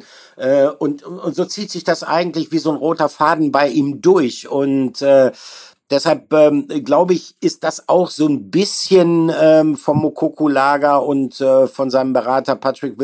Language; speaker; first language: German; native; German